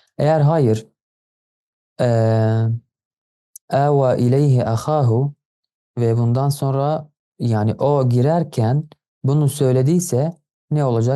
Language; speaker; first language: Turkish; non-native, fluent; Arabic